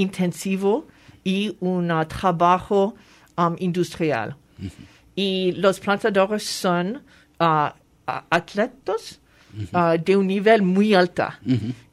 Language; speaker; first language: Spanish; non-native, fluent; French